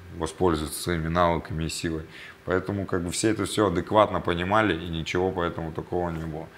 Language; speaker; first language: Russian; native; Russian